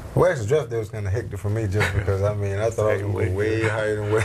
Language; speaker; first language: English; native; English